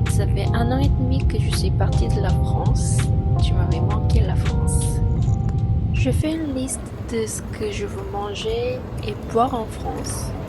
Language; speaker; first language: French; non-native, fluent; Korean